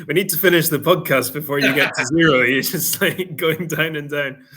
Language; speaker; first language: English; native; English